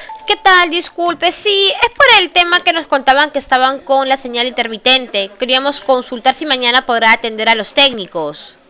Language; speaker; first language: Spanish; native; Spanish